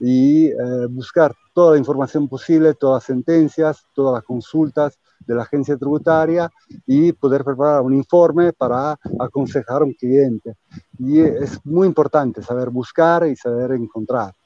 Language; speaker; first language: Spanish; non-native, fluent; Italian